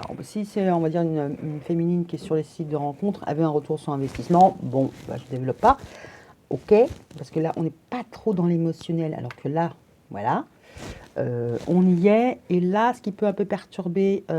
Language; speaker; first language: French; native; French